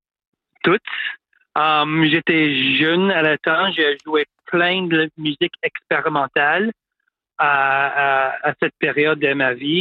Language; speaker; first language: French; non-native, local second language; English